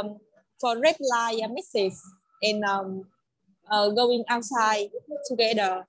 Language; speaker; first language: English; non-native, learner; Vietnamese